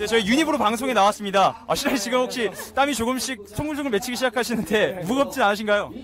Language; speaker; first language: Korean; native; Korean